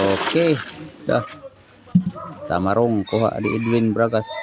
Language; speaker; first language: Filipino; non-native, local second language; Cebuano